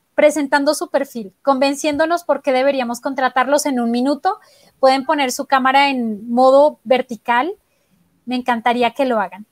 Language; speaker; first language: Spanish; native; Spanish